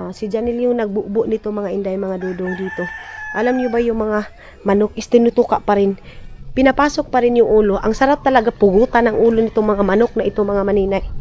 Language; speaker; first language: Filipino; non-native, local second language; Cebuano